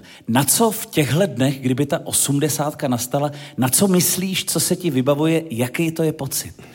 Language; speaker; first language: Czech; native; Czech